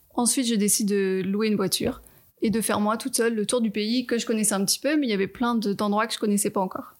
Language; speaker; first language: French; native; French